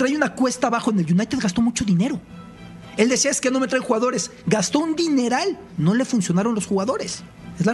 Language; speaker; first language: Spanish; native; Spanish